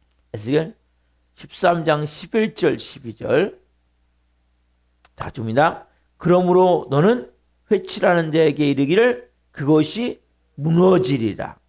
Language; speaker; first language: Korean; native; Korean